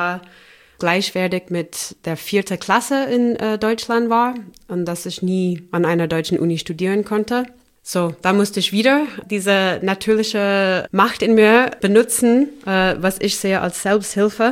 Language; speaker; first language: German; non-native, fluent; English